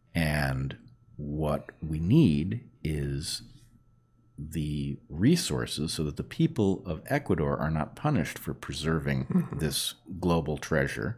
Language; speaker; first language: English; native; English